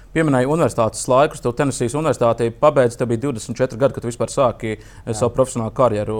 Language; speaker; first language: Latvian; native; Latvian